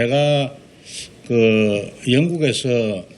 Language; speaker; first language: Korean; native; Korean